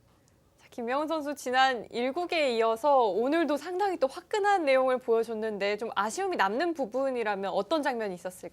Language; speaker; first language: Korean; native; Korean